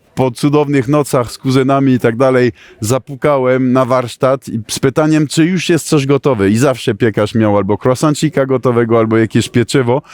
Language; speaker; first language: Polish; non-native, fluent; French